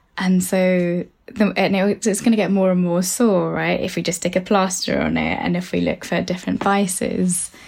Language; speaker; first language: English; early bilingual, other home language; Tamil